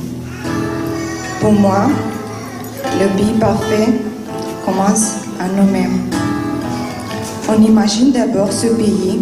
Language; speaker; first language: French; non-native, learner; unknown